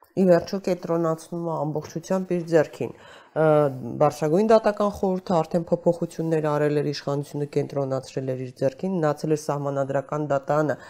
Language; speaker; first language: Armenian; native; Armenian